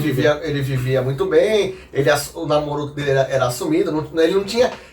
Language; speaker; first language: Portuguese; native; Portuguese